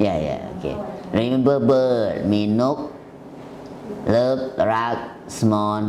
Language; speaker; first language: English; non-native, learner; Thai